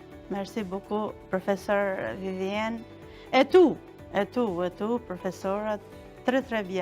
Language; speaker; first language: French; non-native, learner; Albanian